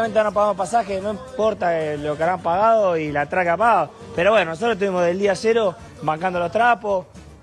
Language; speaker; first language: Spanish; native; Spanish